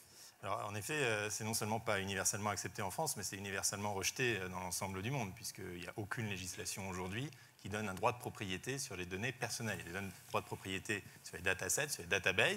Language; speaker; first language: French; native; French